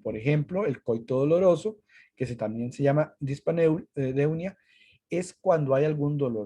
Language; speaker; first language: Spanish; native; Spanish